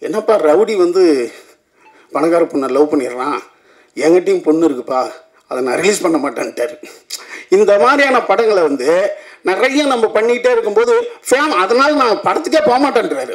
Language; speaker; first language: Tamil; native; Tamil